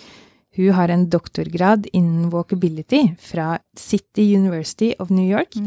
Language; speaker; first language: Norwegian; native; Norwegian